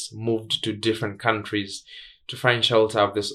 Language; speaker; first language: English; non-native, local second language; Swahili